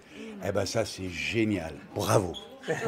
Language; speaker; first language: French; native; French